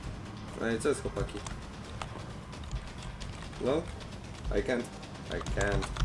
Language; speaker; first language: Polish; native; Polish